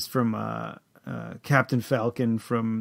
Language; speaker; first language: English; native; English